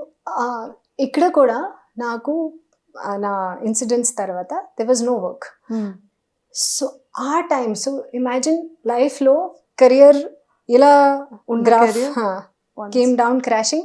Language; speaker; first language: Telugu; non-native, learner; Hindi